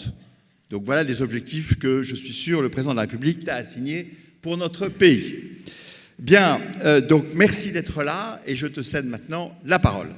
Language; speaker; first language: French; native; French